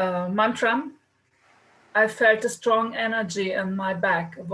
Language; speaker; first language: English; non-native, fluent; German